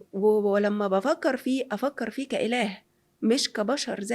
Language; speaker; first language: Arabic; native; Arabic